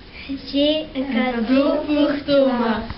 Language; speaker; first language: French; non-native, learner; Dutch